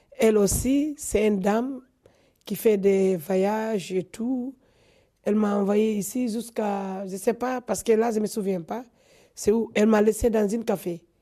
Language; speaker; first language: French; non-native, local second language; Fula